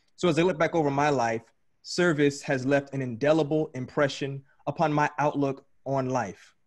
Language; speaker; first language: English; native; English